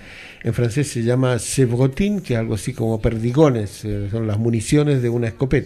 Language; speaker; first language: Spanish; native; Spanish